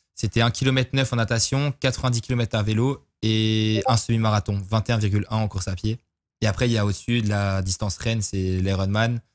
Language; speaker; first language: French; native; French